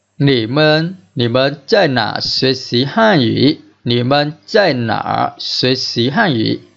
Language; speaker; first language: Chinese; non-native, fluent; Vietnamese